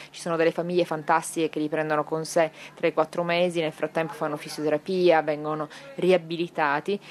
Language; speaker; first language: Italian; native; Italian